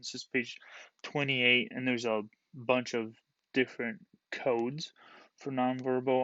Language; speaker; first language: English; native; English